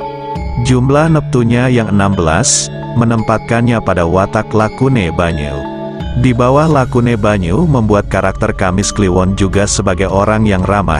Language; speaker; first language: Indonesian; non-native, local second language; Javanese